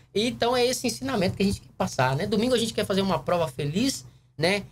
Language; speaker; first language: Portuguese; native; Portuguese